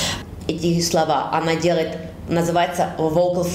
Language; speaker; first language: Russian; early bilingual, heritage; Russian